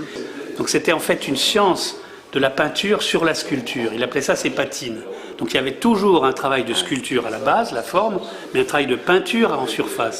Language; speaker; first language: French; native; French